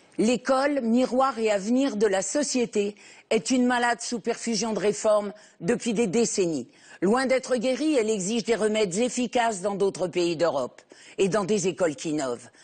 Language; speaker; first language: French; native; French